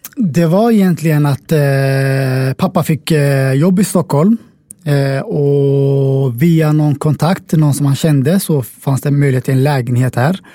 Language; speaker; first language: Swedish; early bilingual, other home language; Somali